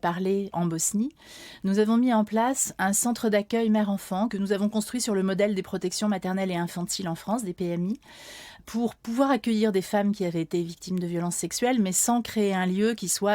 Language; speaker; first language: French; native; French